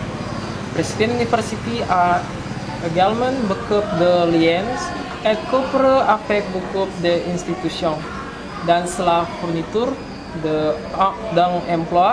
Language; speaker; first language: French; non-native, learner; Indonesian